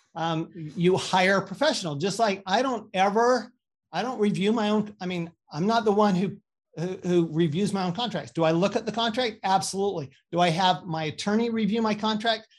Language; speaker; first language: English; native; English